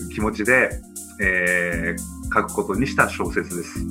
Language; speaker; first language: Japanese; native; Japanese